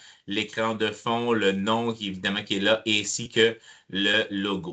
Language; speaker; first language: French; native; French